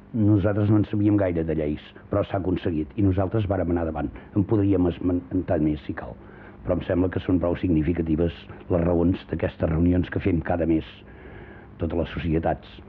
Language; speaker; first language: Catalan; native; Catalan